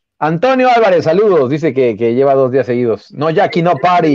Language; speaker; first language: Spanish; native; Spanish